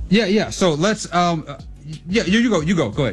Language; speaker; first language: English; native; English